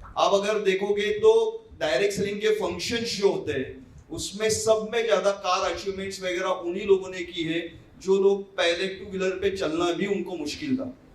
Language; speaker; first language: Hindi; native; Hindi